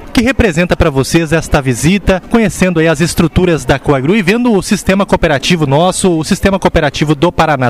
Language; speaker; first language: Portuguese; native; Portuguese